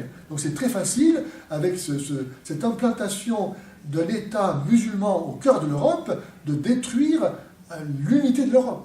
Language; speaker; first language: French; native; French